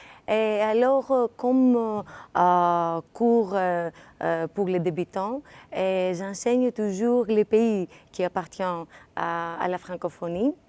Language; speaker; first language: French; non-native, fluent; Greek